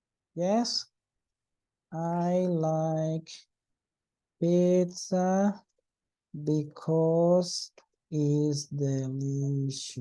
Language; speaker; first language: English; non-native, fluent; Spanish